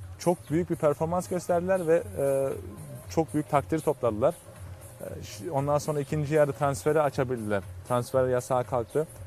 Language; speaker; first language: Turkish; early bilingual, heritage; Turkish